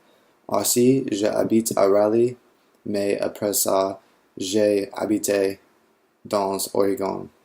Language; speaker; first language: French; non-native, learner; English